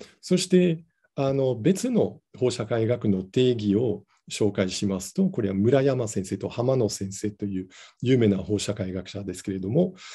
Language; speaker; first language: Japanese; non-native, fluent; Dutch